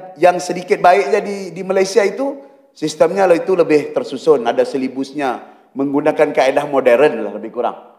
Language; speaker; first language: Malay; native; Malay